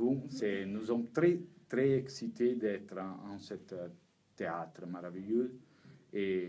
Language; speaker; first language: French; non-native, learner; Italian